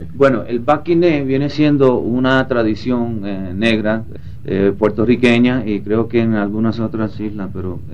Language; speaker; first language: Spanish; early bilingual, heritage; Spanish